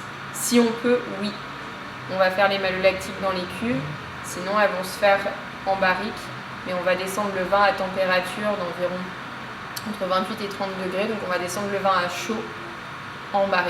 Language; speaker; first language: French; native; French